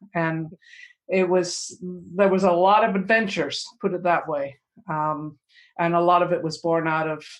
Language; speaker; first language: English; native; English